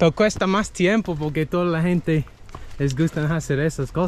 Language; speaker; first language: Spanish; non-native, learner; English